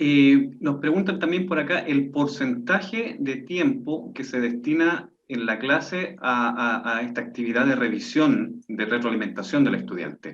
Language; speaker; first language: Spanish; native; Spanish